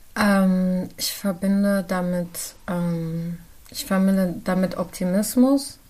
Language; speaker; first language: German; early bilingual, other home language; Central Kurdish